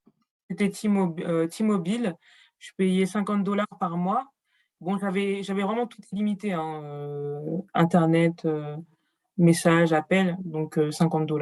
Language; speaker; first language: French; native; French